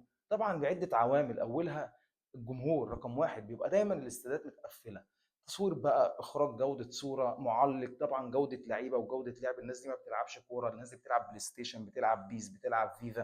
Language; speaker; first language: Arabic; native; Arabic